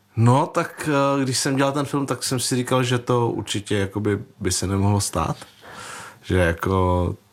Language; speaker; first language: Czech; early bilingual, other home language; Vietnamese